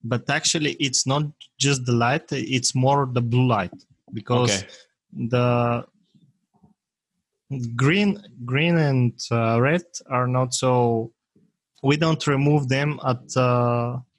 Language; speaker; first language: English; non-native, fluent; Bulgarian